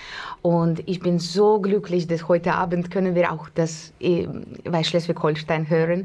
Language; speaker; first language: German; non-native, learner; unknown